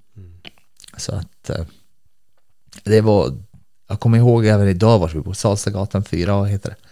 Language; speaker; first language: Swedish; early bilingual, other home language; Bosnian